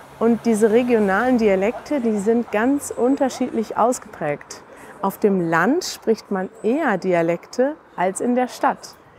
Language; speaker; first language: German; native; German